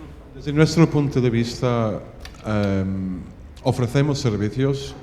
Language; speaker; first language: Spanish; non-native, fluent; English